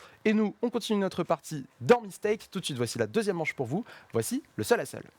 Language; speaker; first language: French; native; French